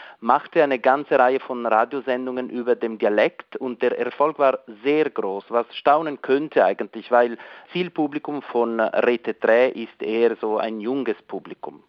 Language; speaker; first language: German; non-native, local second language; Italian